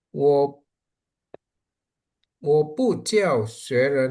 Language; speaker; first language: Chinese; non-native, learner; Indonesian